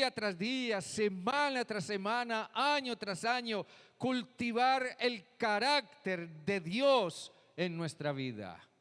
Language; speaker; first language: Spanish; native; Spanish